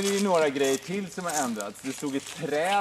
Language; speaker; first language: Swedish; native; Swedish